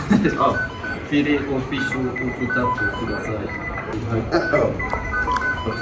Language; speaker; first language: Japanese; non-native, learner; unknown